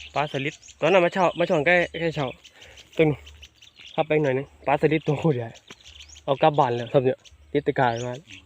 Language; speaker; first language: Thai; native; Thai